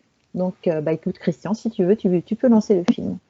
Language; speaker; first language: French; native; French